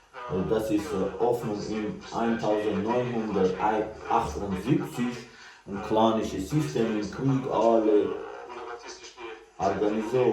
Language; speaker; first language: German; non-native, learner; Tajik